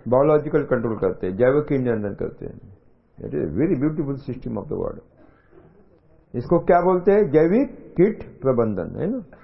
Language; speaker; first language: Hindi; non-native, local second language; Marathi